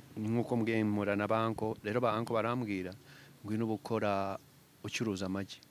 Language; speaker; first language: Kinyarwanda; early bilingual, heritage; Kinyarwanda